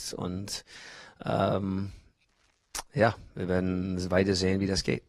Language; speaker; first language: German; non-native, learner; English